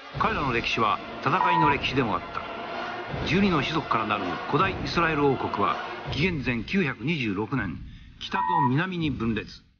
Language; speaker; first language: Japanese; native; Japanese